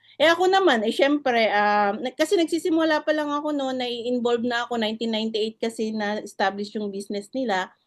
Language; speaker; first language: Filipino; non-native, local second language; Iloko